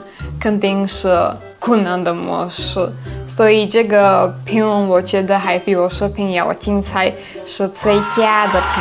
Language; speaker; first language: Chinese; non-native, fluent; Slovak